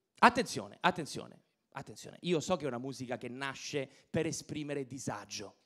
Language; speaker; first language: Italian; native; Italian